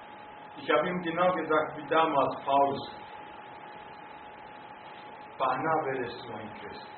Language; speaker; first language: German; non-native, fluent; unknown